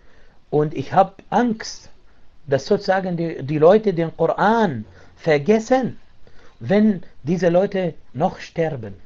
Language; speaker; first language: German; non-native, fluent; Arabic